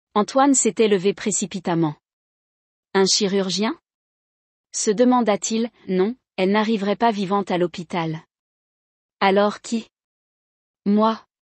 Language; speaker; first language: French; non-native, local second language; Arabic